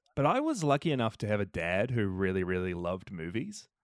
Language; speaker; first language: English; native; English